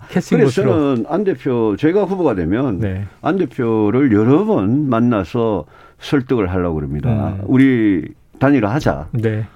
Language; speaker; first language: Korean; native; Korean